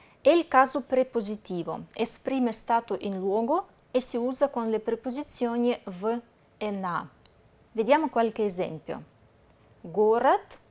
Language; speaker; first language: Italian; non-native, fluent; Russian